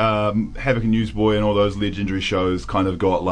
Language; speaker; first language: English; native; English